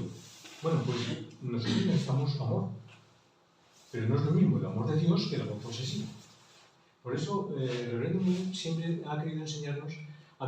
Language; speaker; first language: Spanish; native; Spanish